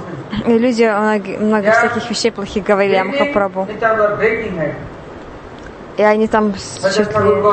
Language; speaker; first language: Russian; non-native, learner; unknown